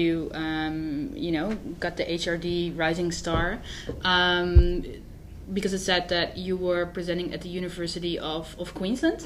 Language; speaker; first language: English; non-native, fluent; Dutch